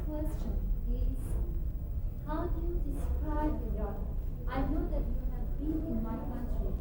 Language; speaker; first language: English; non-native, fluent; Persian